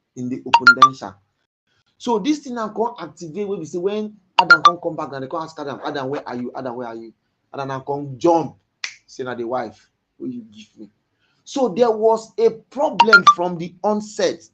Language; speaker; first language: Nigerian Pidgin; non-native, local second language; Yoruba